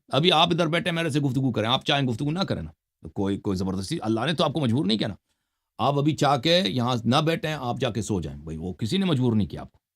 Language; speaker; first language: Urdu; non-native, local second language; Saraiki